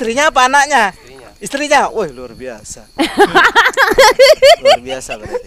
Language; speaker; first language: Indonesian; native; Indonesian